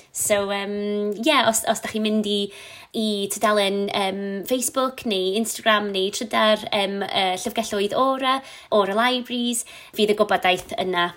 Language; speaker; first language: Welsh; non-native, local second language; English